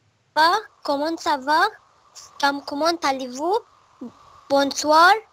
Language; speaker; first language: French; non-native, learner; Arabic